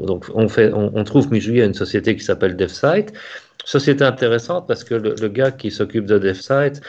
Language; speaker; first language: French; native; French